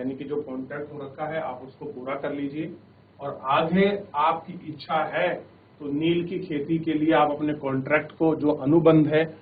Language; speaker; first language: Hindi; native; Hindi